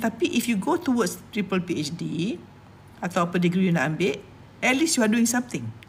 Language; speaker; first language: English; non-native, local second language; Malay